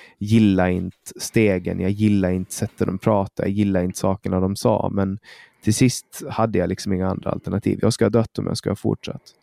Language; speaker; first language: Swedish; native; Swedish